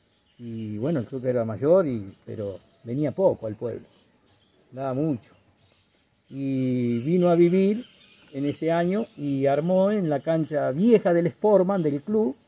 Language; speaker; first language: Spanish; native; Spanish